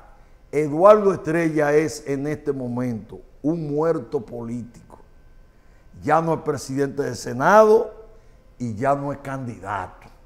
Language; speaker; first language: Spanish; native; Spanish